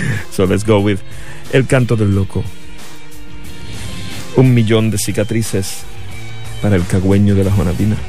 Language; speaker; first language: Spanish; native; Spanish